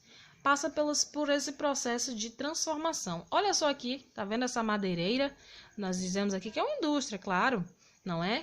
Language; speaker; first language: Portuguese; native; Portuguese